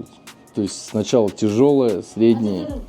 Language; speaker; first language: Russian; native; Russian